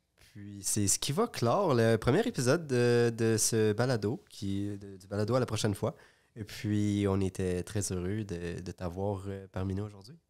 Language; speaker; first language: French; native; French